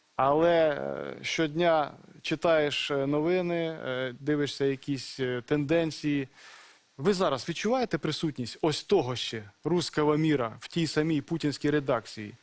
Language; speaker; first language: Ukrainian; native; Ukrainian